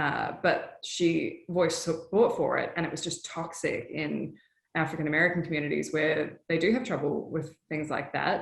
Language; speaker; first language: English; native; English